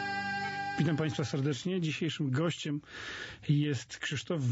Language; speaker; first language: Polish; native; Polish